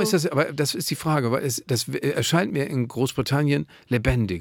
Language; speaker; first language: German; native; German